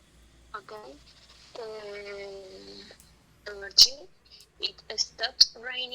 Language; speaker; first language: English; non-native, learner; Spanish